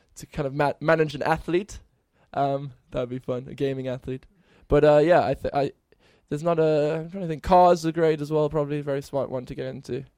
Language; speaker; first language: English; native; English